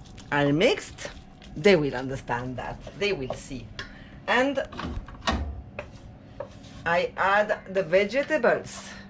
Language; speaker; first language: English; non-native, learner; French